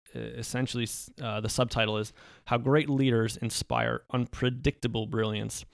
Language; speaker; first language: English; early bilingual, other home language; Polish